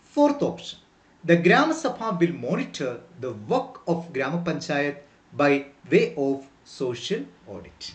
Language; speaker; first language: English; non-native, local second language; Malayalam